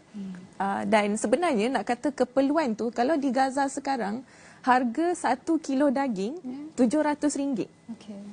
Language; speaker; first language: Malay; native; Malay